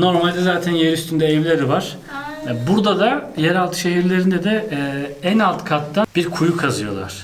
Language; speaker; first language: Turkish; native; Turkish